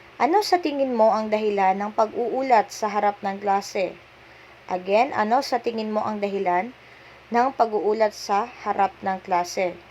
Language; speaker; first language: Filipino; non-native, local second language; Cebuano